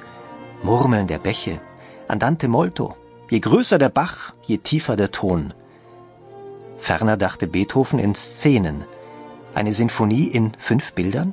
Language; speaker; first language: German; native; German